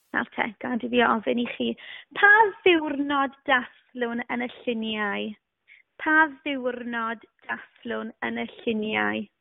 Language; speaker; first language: Welsh; native; Welsh